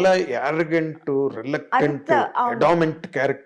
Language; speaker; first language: Telugu; native; Telugu